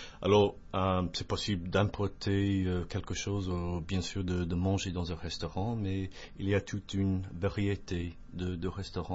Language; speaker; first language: French; non-native, fluent; English